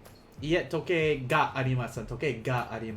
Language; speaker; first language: Japanese; non-native, learner; English